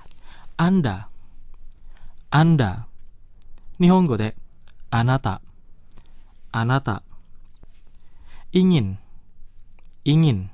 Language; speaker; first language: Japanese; non-native, fluent; Indonesian